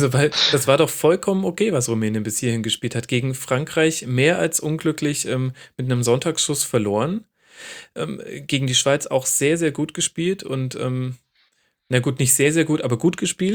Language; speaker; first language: German; native; German